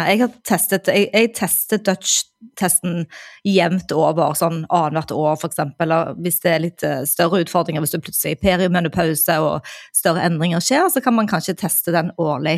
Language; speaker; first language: Norwegian; native; Norwegian